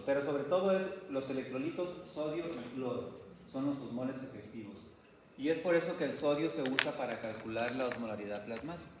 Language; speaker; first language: Spanish; native; Spanish